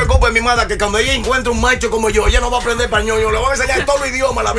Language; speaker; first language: Spanish; native; Spanish